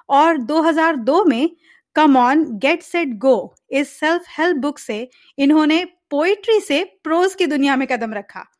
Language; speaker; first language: Hindi; native; Hindi